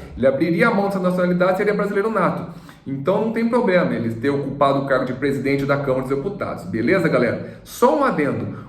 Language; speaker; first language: Portuguese; native; Portuguese